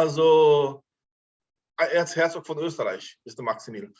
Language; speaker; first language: German; non-native, fluent; Portuguese